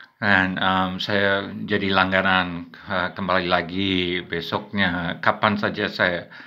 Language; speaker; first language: Indonesian; non-native, fluent; English